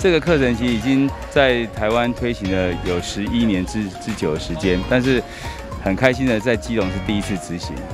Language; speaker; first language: Chinese; native; Chinese